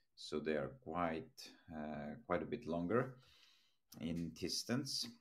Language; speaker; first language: English; non-native, fluent; Estonian